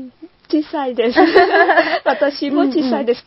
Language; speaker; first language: Japanese; non-native, learner; Vietnamese